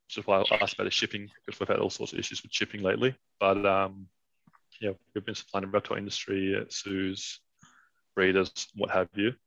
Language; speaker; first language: English; non-native, fluent; Danish